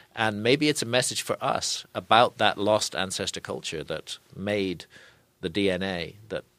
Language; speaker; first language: English; native; English